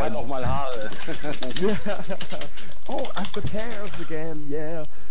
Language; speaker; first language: English; non-native, fluent; German